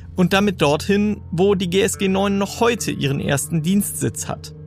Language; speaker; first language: German; native; German